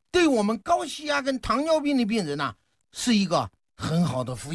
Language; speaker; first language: Chinese; native; Chinese